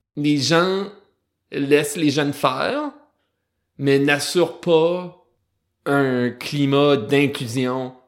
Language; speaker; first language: French; native; French